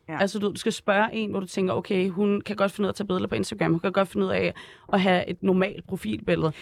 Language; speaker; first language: Danish; early bilingual, other home language; Arabic